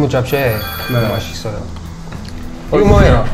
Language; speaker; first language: Korean; non-native, learner; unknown